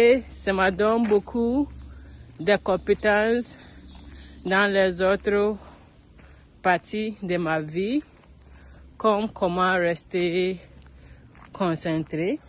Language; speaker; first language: French; non-native, learner; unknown